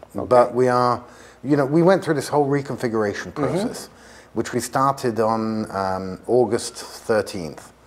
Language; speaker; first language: English; native; English